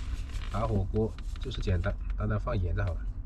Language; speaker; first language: Chinese; native; Chinese